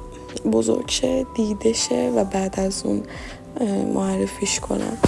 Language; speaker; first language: Persian; native; Persian